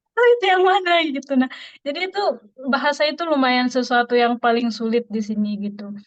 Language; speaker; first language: Indonesian; native; Indonesian